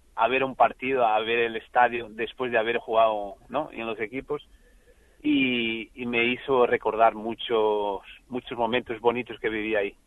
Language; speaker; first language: Spanish; non-native, fluent; Portuguese